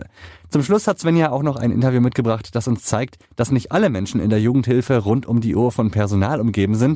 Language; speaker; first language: German; native; German